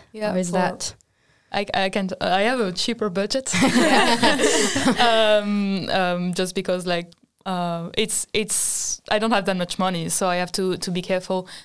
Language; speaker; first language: English; non-native, fluent; French